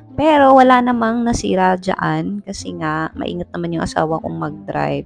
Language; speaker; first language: Filipino; non-native, local second language; Cebuano